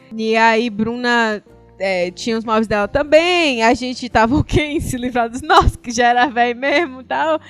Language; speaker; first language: Portuguese; native; Portuguese